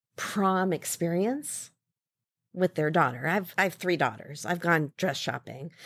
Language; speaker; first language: English; native; English